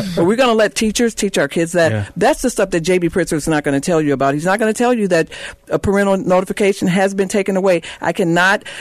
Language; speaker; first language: English; native; English